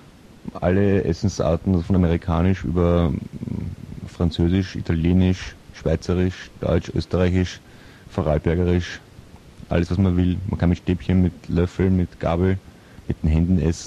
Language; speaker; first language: German; native; German